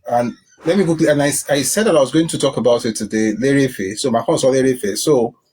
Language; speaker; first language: English; non-native, local second language; Yoruba